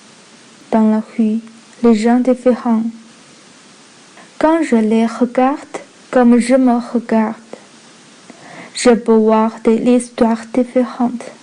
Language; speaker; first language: French; non-native, learner; Chinese